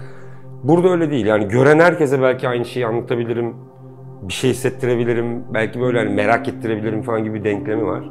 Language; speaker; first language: Turkish; native; Turkish